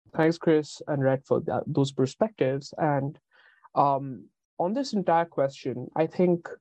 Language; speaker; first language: English; non-native, local second language; Bangla